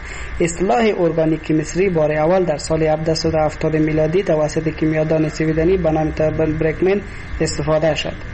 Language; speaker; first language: Persian; native; Persian